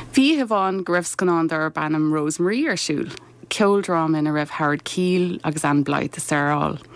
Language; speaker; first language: Irish; native; Irish